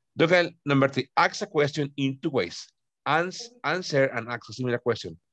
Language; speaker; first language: English; non-native, fluent; Spanish